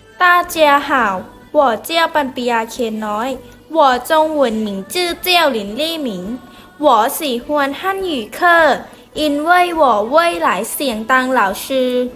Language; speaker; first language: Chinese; non-native, learner; Thai